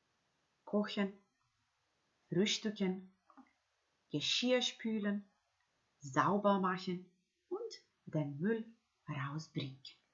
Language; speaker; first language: German; non-native, fluent; Macedonian